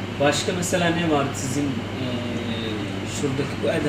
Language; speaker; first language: Turkish; non-native, learner; Somali